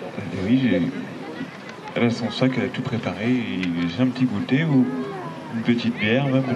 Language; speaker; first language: French; native; French